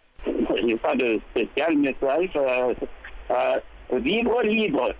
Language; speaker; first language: French; non-native, fluent; English